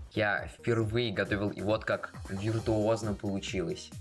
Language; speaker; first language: Russian; native; Russian